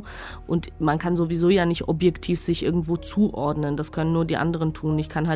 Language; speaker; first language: German; non-native, fluent; Georgian